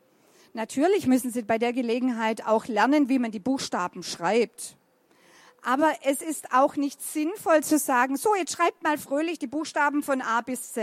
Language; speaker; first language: German; native; German